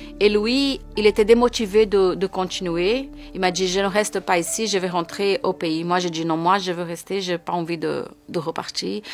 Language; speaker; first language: French; non-native, fluent; Portuguese